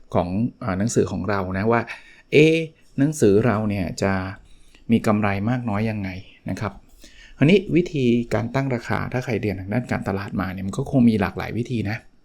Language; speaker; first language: Thai; native; Thai